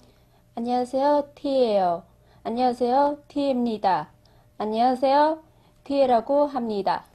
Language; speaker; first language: Korean; non-native, learner; Vietnamese